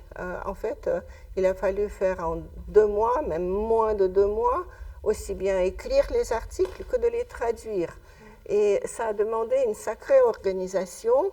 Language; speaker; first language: French; non-native, fluent; Russian